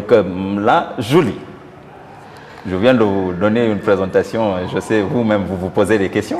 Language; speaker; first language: French; non-native, fluent; Swahili